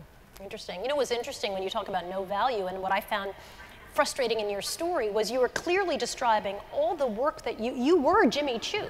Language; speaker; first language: English; native; English